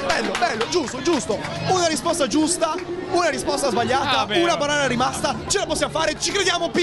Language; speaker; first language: Italian; native; Italian